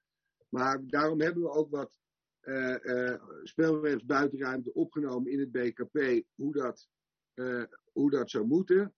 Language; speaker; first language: Dutch; native; Dutch